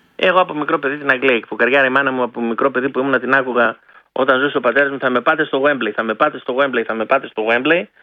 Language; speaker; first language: Greek; early bilingual, heritage; Greek